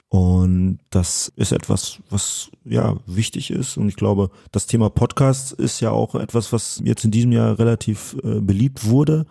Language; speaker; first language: German; early bilingual, other home language; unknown